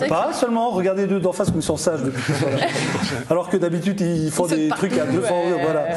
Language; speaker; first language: French; native; French